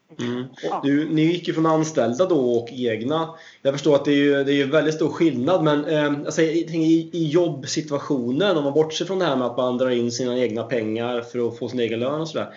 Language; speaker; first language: Swedish; native; Swedish